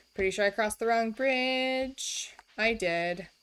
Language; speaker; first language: English; native; English